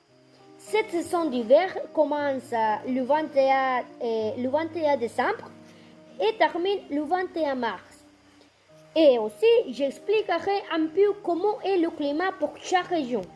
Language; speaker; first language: French; non-native, learner; Spanish